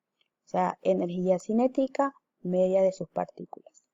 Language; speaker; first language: Spanish; native; Spanish